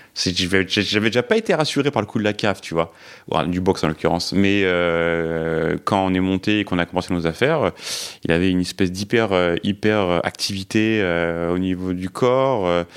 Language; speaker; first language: French; native; French